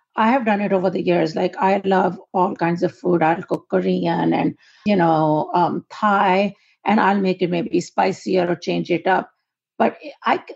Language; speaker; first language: English; non-native, local second language; Urdu